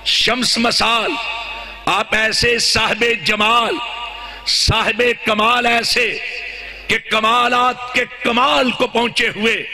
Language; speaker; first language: Urdu; non-native, local second language; Punjabi